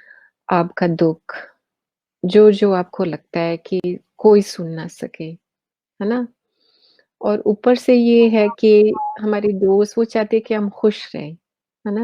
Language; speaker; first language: Hindi; early bilingual, heritage; Hindi